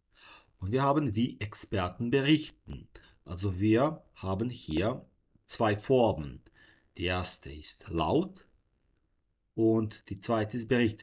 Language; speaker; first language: German; non-native, fluent; Serbian